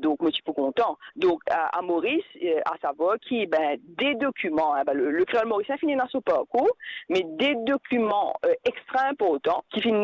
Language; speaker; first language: French; non-native, local second language; Morisyen